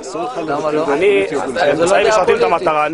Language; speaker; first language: Hebrew; native; Hebrew